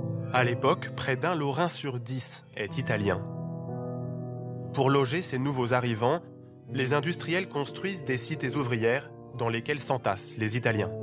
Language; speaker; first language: French; native; French